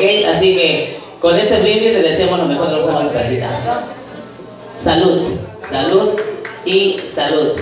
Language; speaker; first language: Spanish; native; Spanish